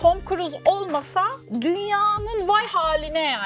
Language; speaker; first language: Turkish; native; Turkish